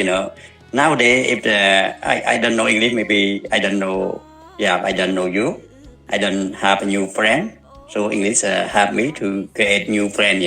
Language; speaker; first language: English; non-native, learner; Khmer